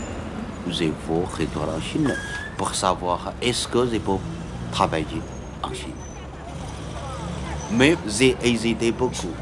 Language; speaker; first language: French; non-native, fluent; Chinese